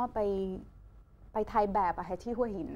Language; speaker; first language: Thai; non-native, fluent; Portuguese